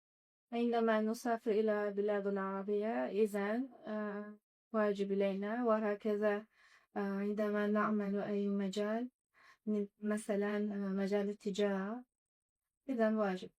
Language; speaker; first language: Arabic; non-native, learner; Azerbaijani